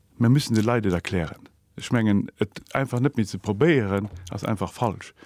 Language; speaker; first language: Luxembourgish; native; Luxembourgish